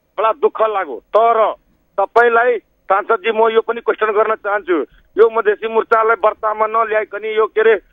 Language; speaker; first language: Nepali; native; Nepali